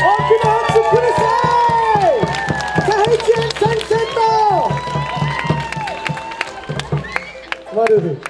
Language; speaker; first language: Japanese; non-native, learner; English